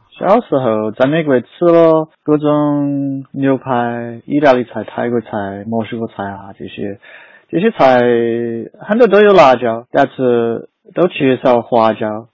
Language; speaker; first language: Chinese; non-native, fluent; English